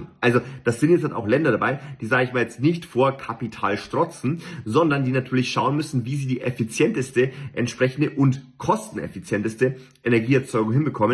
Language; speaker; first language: German; native; German